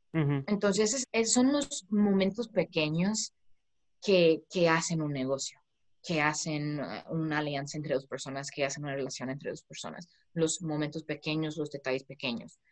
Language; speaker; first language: Spanish; non-native, fluent; English